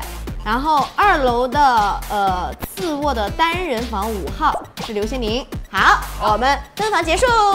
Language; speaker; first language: Chinese; native; Chinese